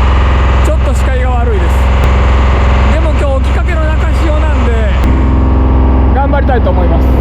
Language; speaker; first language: Japanese; native; Japanese